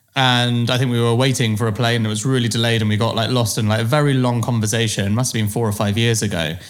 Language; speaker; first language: English; native; English